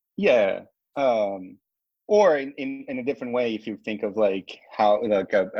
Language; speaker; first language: English; non-native, fluent; Portuguese